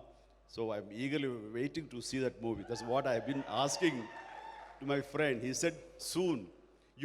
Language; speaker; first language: Telugu; native; Telugu